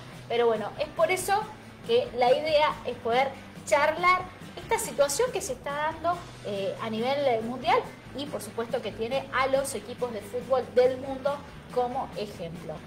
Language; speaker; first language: Spanish; native; Spanish